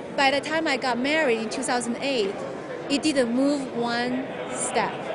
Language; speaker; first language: English; non-native, fluent; Chinese